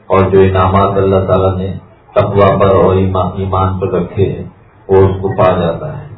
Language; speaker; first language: Urdu; native; Urdu